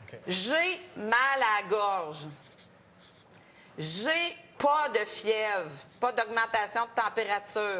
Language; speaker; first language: French; native; French